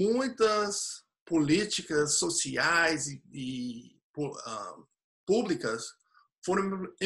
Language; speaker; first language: Portuguese; non-native, fluent; English